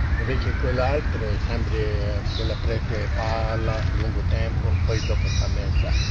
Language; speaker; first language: Italian; non-native, fluent; Tibetan